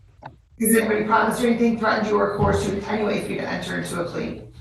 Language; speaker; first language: English; native; English